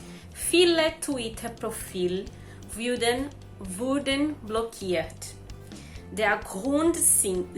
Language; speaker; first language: German; non-native, learner; Portuguese